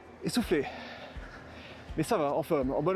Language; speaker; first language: French; non-native, fluent; English